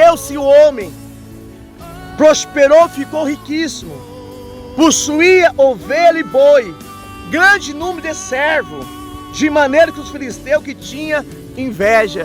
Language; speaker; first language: Portuguese; native; Portuguese